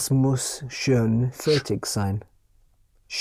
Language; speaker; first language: German; non-native, learner; English